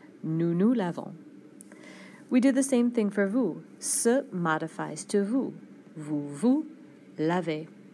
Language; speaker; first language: French; non-native, fluent; English